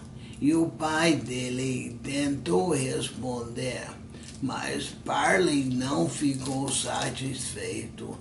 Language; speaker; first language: Portuguese; non-native, fluent; English